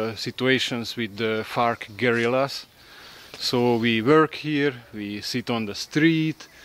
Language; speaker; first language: English; non-native, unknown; Hungarian